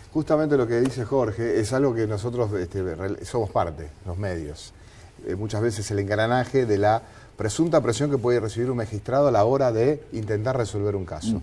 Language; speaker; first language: Spanish; native; Spanish